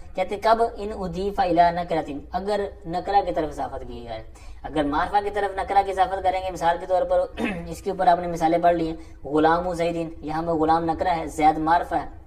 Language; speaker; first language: Urdu; non-native, local second language; Punjabi